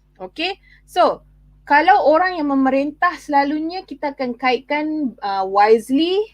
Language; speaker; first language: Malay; native; Malay